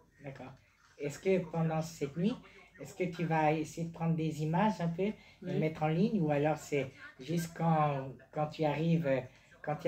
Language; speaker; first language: French; native; French